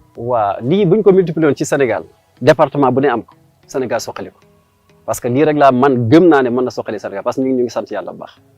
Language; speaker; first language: Wolof; native; Wolof